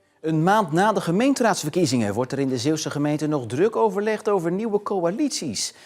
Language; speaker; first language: Dutch; native; Dutch